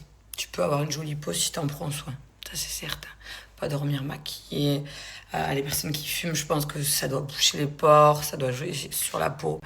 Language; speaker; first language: French; native; French